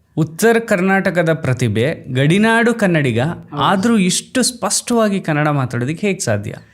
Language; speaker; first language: Kannada; native; Kannada